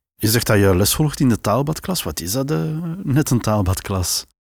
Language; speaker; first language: Dutch; native; Dutch